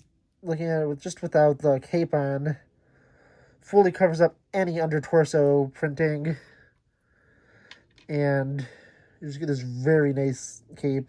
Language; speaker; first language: English; native; English